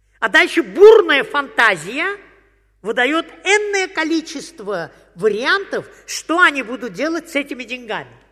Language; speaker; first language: Russian; native; Russian